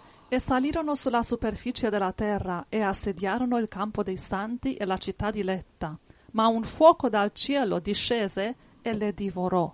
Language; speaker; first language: Italian; native; Italian